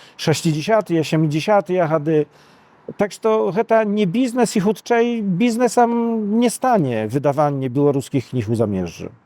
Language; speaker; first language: Belarusian; native; Belarusian